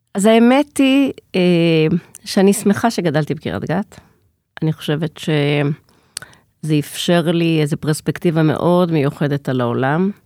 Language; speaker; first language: Hebrew; native; Hebrew